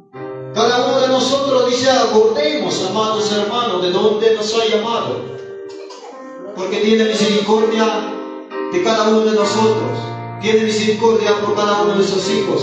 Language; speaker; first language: Spanish; non-native, local second language; Quechua